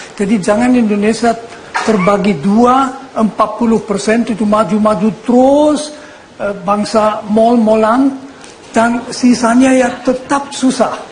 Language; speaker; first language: Indonesian; non-native, fluent; German